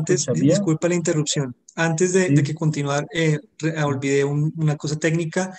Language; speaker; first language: Spanish; native; Spanish